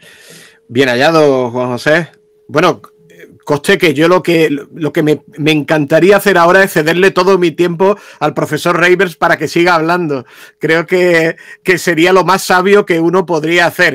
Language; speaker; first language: Spanish; native; Spanish